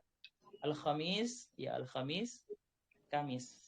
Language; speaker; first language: Arabic; non-native, fluent; Indonesian